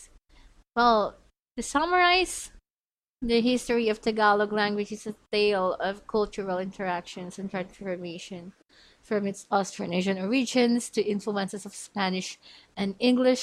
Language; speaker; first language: English; non-native, local second language; Filipino